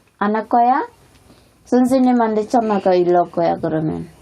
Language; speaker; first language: Korean; non-native, learner; Khmer